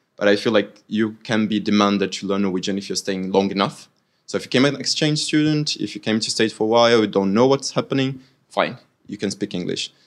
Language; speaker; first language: English; non-native, fluent; Arabic